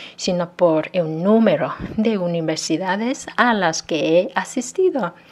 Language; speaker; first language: Spanish; non-native, fluent; Chinese